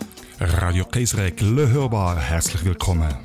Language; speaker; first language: German; native; German